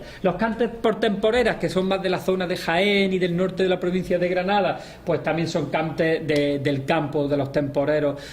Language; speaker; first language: Spanish; native; Spanish